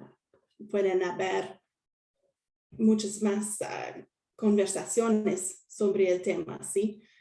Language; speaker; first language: Spanish; non-native, learner; French